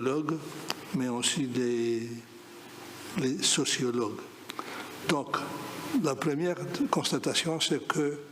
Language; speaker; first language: French; non-native, fluent; Greek